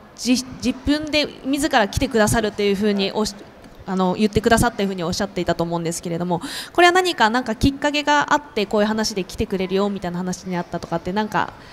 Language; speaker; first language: Japanese; native; Japanese